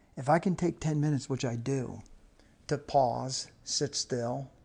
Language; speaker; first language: English; native; English